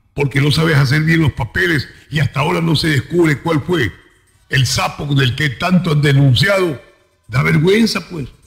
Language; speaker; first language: Spanish; native; Spanish